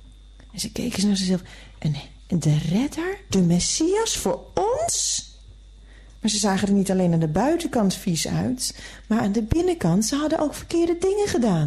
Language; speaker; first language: Dutch; native; Dutch